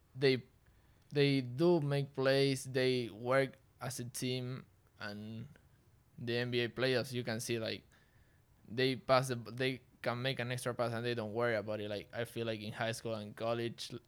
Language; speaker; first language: English; non-native, fluent; Spanish